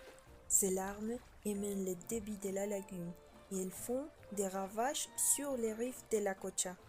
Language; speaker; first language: French; non-native, learner; Spanish